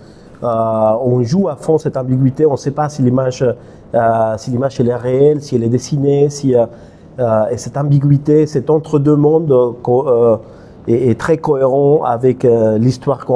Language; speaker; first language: French; non-native, fluent; Spanish